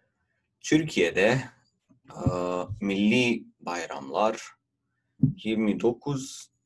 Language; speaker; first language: Turkish; non-native, fluent; Urdu